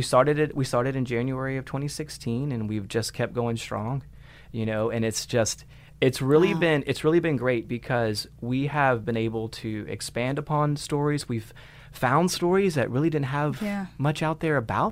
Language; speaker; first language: English; native; English